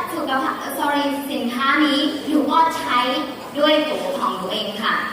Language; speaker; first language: Thai; non-native, learner; Burmese